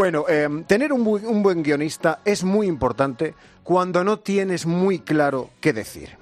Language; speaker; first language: Spanish; native; Spanish